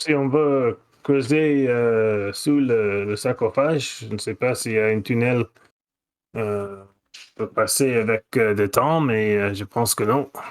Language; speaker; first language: French; non-native, fluent; English